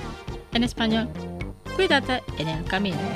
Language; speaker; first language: Spanish; non-native, fluent; Indonesian